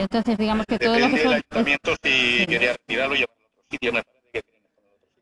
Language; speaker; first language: Spanish; native; Spanish